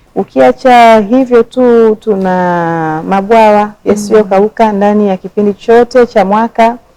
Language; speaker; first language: Swahili; native; Swahili